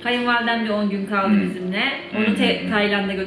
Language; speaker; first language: Turkish; native; Turkish